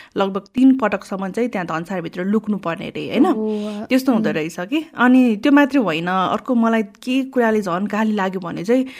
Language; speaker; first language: Nepali; native; Nepali